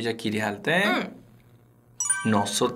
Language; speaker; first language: Korean; non-native, fluent; Spanish